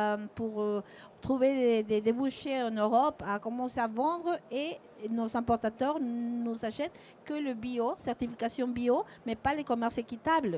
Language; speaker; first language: French; non-native, fluent; Spanish